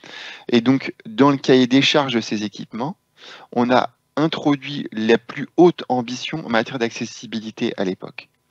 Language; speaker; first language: French; native; French